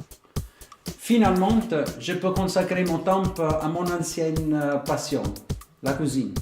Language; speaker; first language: French; non-native, fluent; Italian